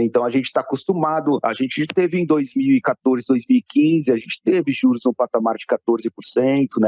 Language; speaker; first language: Portuguese; native; Portuguese